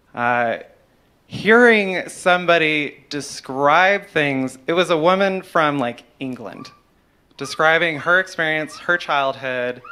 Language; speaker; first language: English; native; English